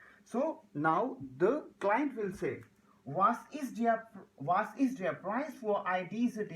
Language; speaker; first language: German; non-native, learner; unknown